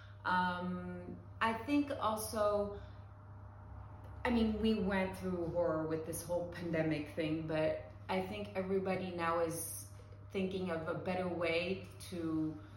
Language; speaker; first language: English; early bilingual, heritage; English